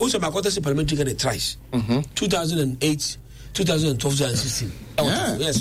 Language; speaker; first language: English; non-native, local second language; Akan